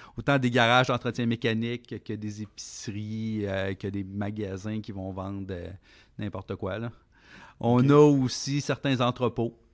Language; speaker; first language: French; native; French